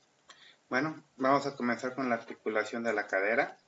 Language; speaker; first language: Spanish; native; Spanish